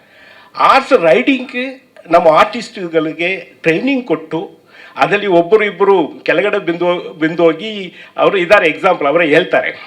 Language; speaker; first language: Kannada; non-native, learner; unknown